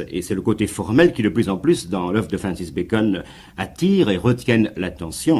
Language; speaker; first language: French; native; French